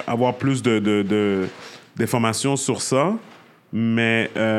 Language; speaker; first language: French; native; French